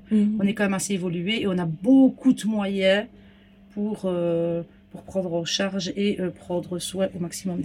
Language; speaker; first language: French; native; French